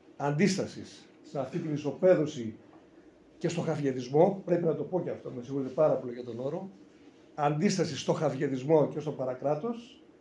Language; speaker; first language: Greek; native; Greek